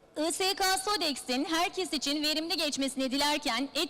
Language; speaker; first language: Turkish; native; Turkish